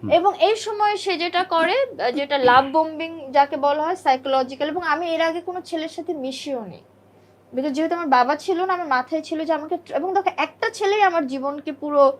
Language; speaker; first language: Bangla; native; Bangla